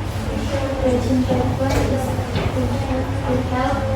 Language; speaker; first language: English; non-native, learner; Indonesian